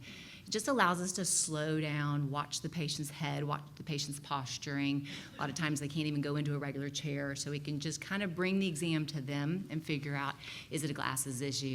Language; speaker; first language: English; native; English